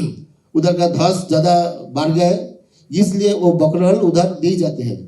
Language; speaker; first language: Hindi; non-native, local second language; Bangla